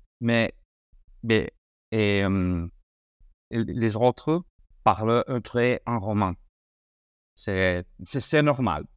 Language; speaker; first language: French; non-native, learner; Spanish